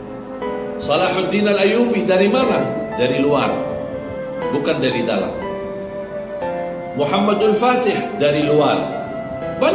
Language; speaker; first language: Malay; non-native, fluent; Arabic